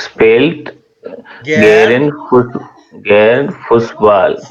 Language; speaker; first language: German; non-native, learner; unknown